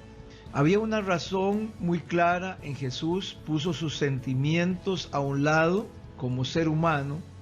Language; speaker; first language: Spanish; native; Spanish